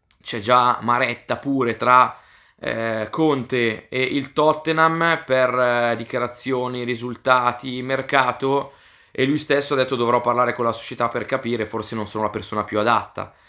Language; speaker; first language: Italian; native; Italian